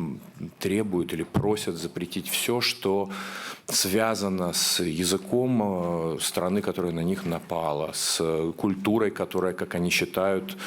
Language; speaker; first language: Russian; native; Russian